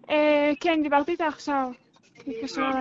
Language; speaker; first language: Hebrew; native; Hebrew